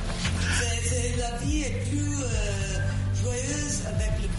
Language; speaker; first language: French; non-native, fluent; English